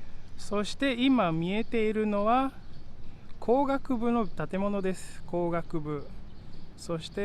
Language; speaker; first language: Japanese; non-native, fluent; Indonesian